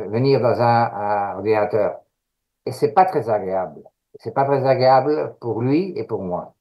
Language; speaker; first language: French; non-native, fluent; Greek